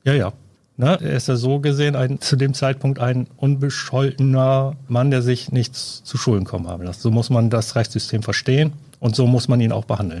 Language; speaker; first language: German; native; German